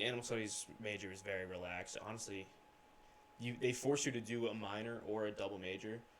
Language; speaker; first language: English; native; English